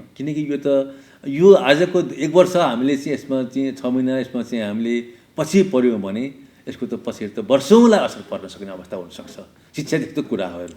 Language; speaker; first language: Nepali; native; Nepali